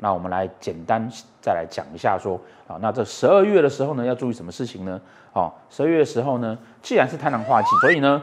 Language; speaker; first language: Chinese; native; Chinese